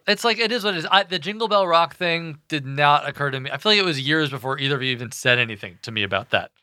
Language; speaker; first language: English; native; English